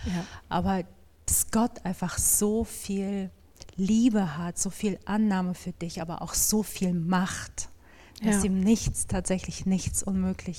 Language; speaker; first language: German; native; German